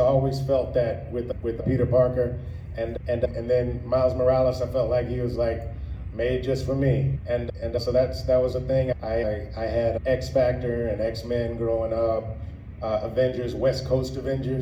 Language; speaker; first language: English; native; English